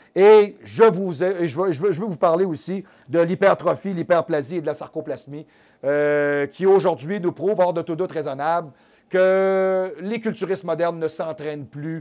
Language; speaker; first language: French; native; French